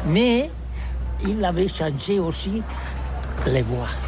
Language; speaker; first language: French; non-native, learner; Catalan